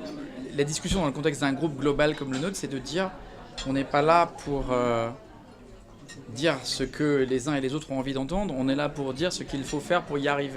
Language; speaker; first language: French; native; French